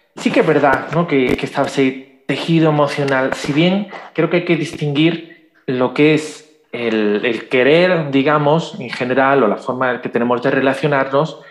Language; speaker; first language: Spanish; native; Spanish